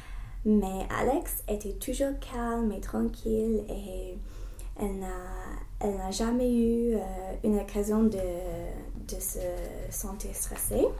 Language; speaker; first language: French; non-native, learner; English